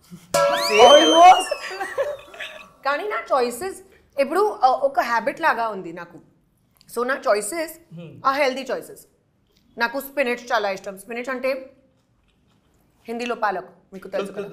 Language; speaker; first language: Telugu; non-native, learner; Hindi